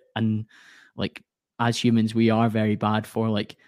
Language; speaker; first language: English; native; English